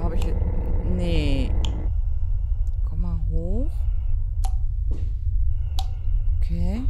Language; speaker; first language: German; native; German